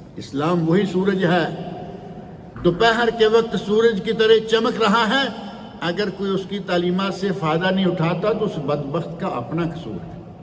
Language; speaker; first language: Urdu; native; Urdu